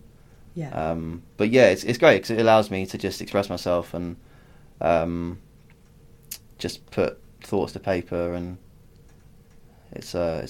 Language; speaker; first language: English; native; English